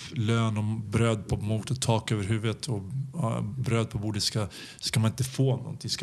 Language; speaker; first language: Swedish; early bilingual, other home language; Serbian